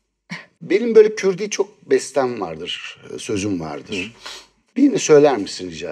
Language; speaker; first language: Turkish; native; Turkish